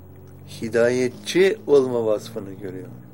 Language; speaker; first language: Turkish; native; Turkish